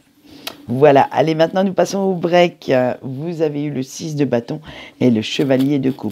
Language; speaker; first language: French; native; French